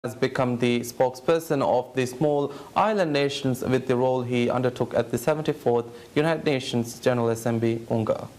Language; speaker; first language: English; non-native, local second language; Divehi